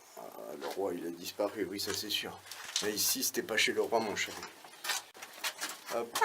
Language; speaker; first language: French; native; French